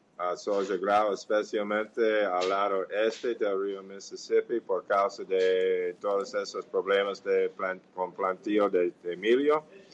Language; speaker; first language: Portuguese; non-native, fluent; English